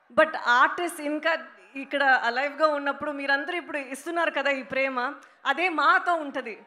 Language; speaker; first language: Telugu; non-native, local second language; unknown